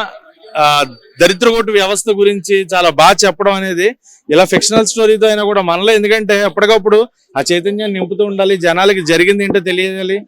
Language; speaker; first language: Telugu; native; Telugu